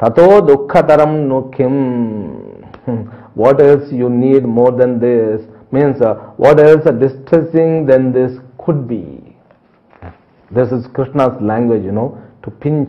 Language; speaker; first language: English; non-native, local second language; Telugu